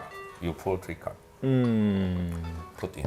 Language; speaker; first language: English; non-native, learner; Indonesian